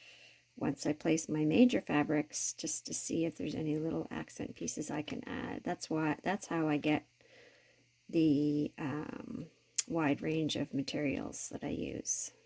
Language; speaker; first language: English; native; English